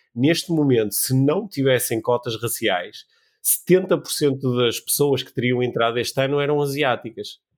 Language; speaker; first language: Portuguese; native; Portuguese